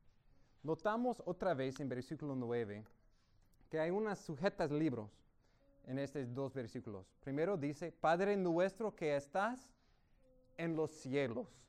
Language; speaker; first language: Spanish; non-native, fluent; English